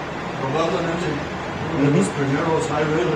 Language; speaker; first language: Spanish; non-native, fluent; English